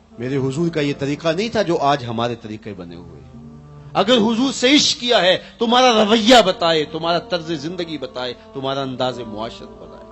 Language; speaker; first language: Urdu; non-native, local second language; Punjabi